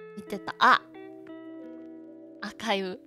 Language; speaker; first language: Japanese; non-native, learner; Korean